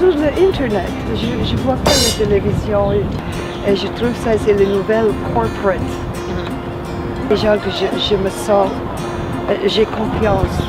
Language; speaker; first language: French; non-native, fluent; Italian